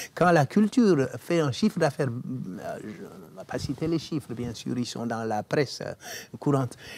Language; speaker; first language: French; non-native, local second language; Wolof